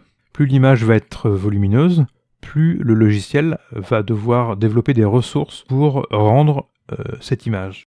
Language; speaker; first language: French; native; French